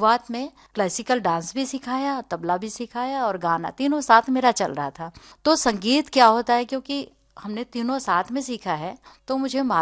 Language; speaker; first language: Hindi; native; Hindi